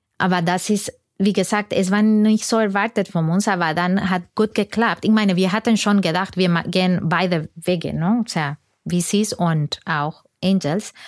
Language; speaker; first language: German; non-native, fluent; Spanish